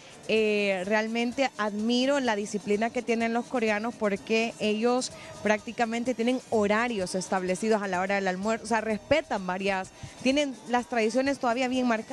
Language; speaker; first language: Spanish; native; Spanish